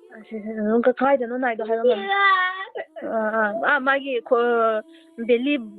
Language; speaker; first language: Manipuri; native; Manipuri